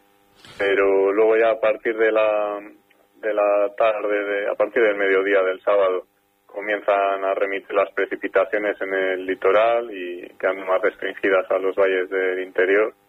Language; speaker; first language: Spanish; native; Spanish